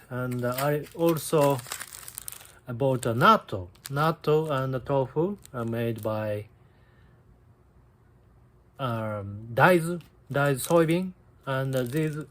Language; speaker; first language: English; non-native, learner; Japanese